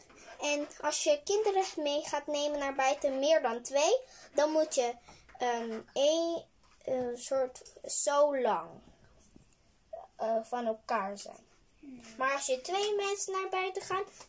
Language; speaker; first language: Dutch; early bilingual, other home language; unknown